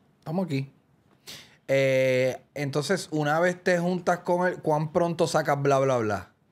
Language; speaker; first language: Spanish; native; Spanish